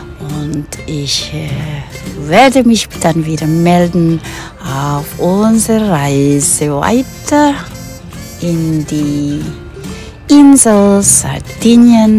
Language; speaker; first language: German; non-native, fluent; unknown